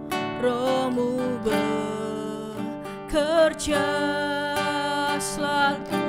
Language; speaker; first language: Indonesian; native; Indonesian